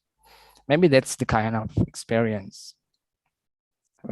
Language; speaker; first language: English; non-native, learner; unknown